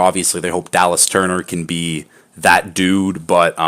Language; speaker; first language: English; native; English